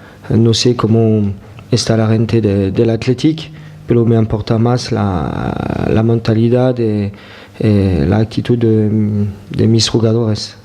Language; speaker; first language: Spanish; non-native, fluent; French